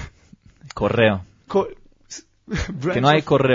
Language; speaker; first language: Spanish; non-native, learner; Hebrew